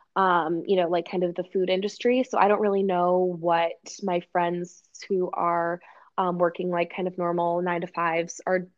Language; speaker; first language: English; native; English